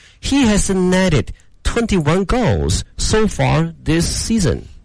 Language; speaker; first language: English; non-native, fluent; Chinese